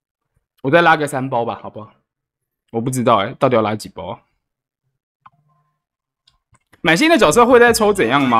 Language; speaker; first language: Chinese; native; Chinese